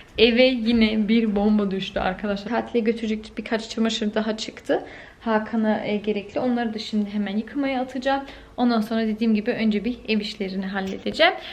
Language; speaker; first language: Turkish; early bilingual, heritage; Turkish